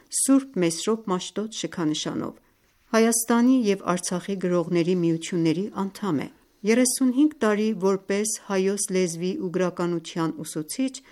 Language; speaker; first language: Armenian; early bilingual, heritage; Armenian